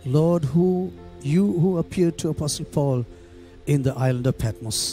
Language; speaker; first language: English; non-native, local second language; Tamil